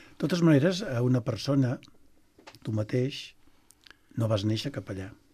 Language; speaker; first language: Catalan; native; Catalan